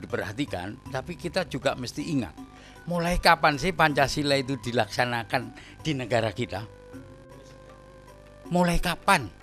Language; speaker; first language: Indonesian; native; Indonesian